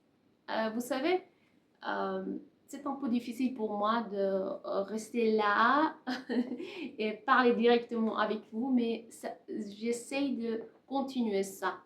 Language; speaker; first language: French; non-native, learner; Persian